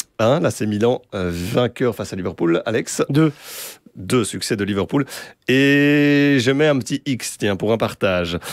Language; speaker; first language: French; native; French